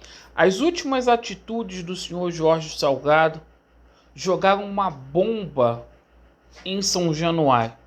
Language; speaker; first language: Portuguese; native; Portuguese